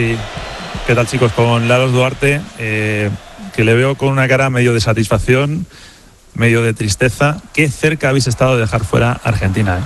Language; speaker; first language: Spanish; native; Spanish